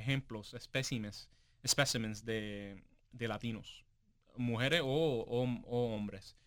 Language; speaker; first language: Spanish; native; Spanish